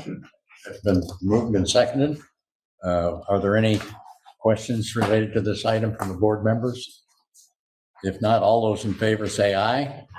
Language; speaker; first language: English; native; English